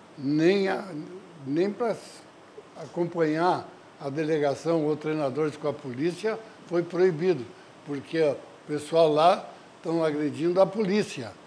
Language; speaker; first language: Portuguese; native; Portuguese